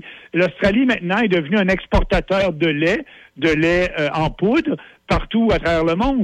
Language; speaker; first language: French; native; French